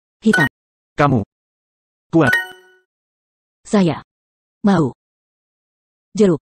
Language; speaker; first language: Indonesian; non-native, learner; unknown